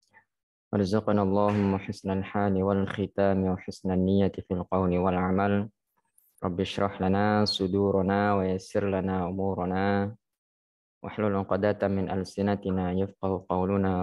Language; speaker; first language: Arabic; non-native, fluent; Indonesian